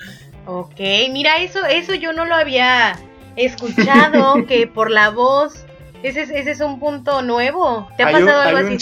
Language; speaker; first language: Spanish; native; Spanish